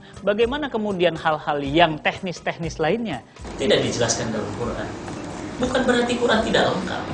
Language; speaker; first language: Indonesian; native; Indonesian